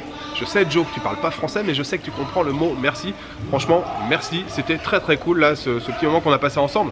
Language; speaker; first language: French; native; French